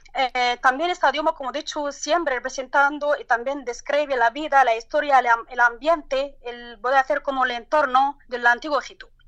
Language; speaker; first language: Spanish; non-native, learner; Arabic